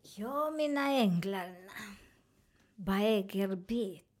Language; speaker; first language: Swedish; non-native, learner; Spanish